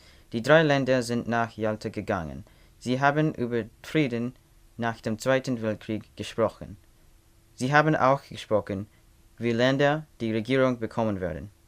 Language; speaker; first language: German; non-native, learner; English